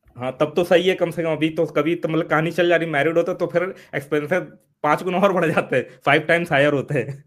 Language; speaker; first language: Hindi; native; Hindi